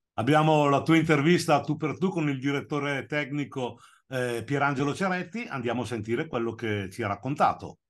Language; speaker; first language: Italian; native; Italian